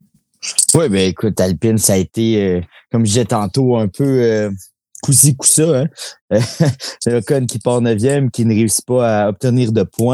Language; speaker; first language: French; native; French